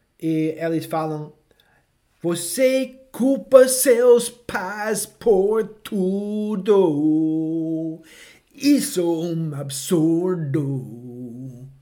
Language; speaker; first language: Portuguese; non-native, fluent; English